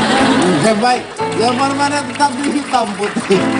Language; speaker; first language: Indonesian; native; Indonesian